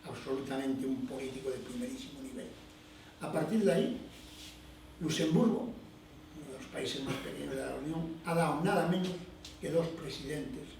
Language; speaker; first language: Spanish; non-native, local second language; Galician